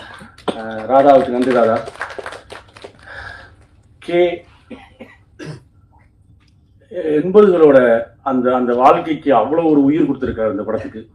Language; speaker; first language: Tamil; native; Tamil